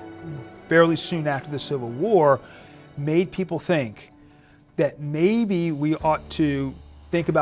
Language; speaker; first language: English; native; English